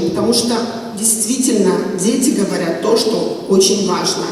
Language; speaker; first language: Russian; native; Russian